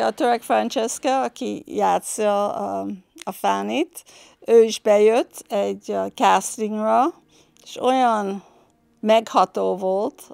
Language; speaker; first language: Hungarian; early bilingual, heritage; Hungarian